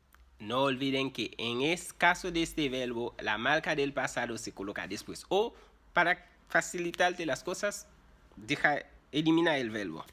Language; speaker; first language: Spanish; non-native, fluent; Haitian Creole